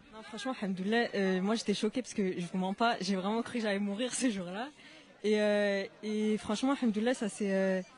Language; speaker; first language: French; native; French